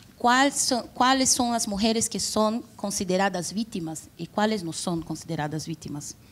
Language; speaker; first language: Portuguese; native; Portuguese